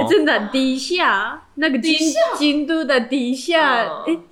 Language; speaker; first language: Chinese; non-native, learner; Japanese